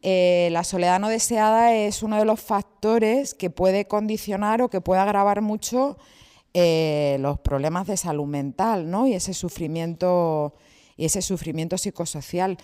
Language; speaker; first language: Spanish; native; Spanish